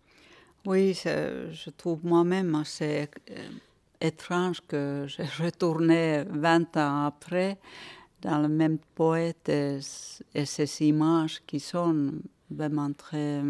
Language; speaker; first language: French; non-native, fluent; Finnish